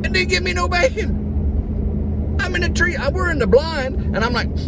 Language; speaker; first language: English; native; English